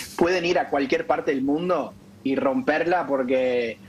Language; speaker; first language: Spanish; non-native, fluent; English